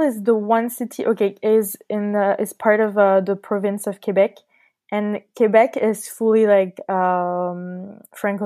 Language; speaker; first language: English; non-native, fluent; French